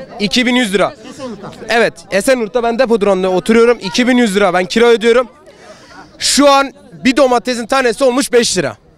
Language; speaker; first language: Turkish; non-native, local second language; Kurdish